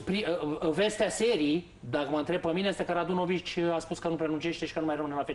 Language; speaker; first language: Romanian; native; Romanian